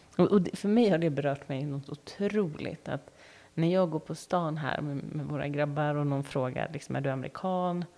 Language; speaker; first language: Swedish; native; Swedish